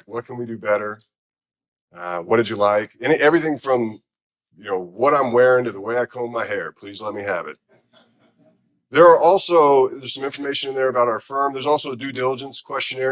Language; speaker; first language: English; native; English